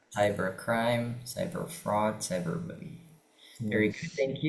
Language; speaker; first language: English; non-native, fluent; Indonesian